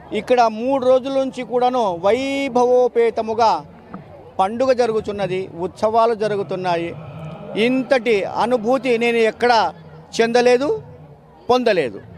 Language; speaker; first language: Telugu; native; Telugu